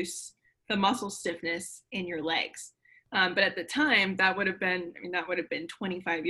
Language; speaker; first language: English; native; English